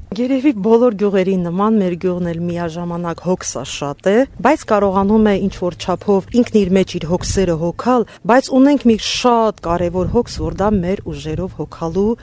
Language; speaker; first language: Armenian; native; Armenian